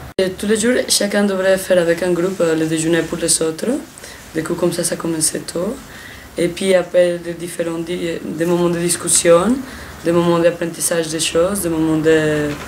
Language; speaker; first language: French; non-native, fluent; Spanish